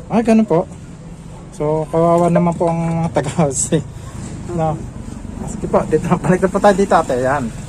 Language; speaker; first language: Filipino; native; Filipino